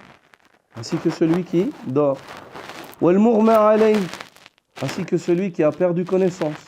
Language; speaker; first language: French; native; French